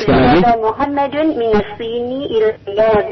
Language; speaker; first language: Arabic; non-native, learner; Indonesian